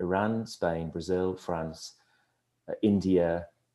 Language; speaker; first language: English; native; English